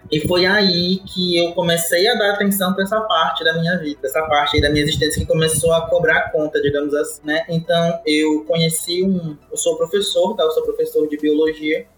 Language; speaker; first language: Portuguese; native; Portuguese